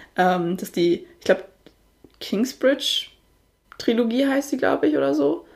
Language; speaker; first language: German; native; German